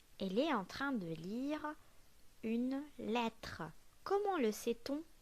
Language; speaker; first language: French; non-native, local second language; Arabic